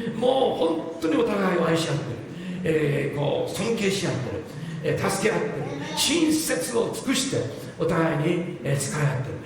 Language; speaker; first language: Japanese; non-native, fluent; English